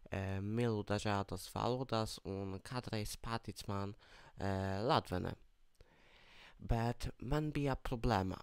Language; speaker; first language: Latvian; non-native, learner; Polish